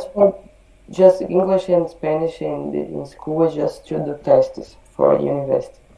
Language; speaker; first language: English; non-native, learner; Portuguese